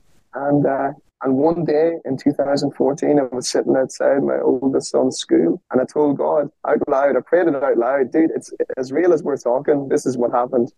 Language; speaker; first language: English; native; English